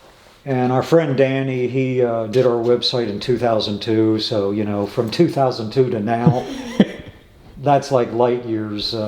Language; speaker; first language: English; native; English